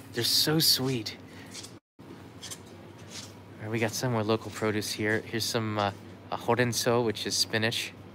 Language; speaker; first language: English; native; English